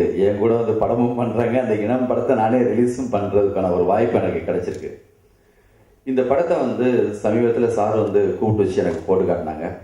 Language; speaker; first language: Tamil; native; Tamil